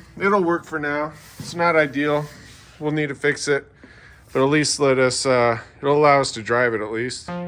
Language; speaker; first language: English; native; English